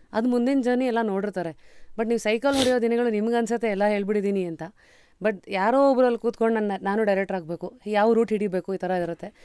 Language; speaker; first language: Kannada; native; Kannada